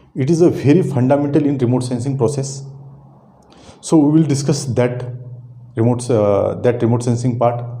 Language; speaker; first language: English; non-native, local second language; Marathi